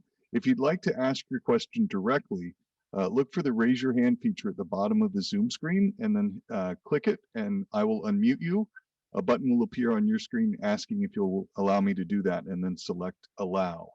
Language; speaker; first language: English; native; English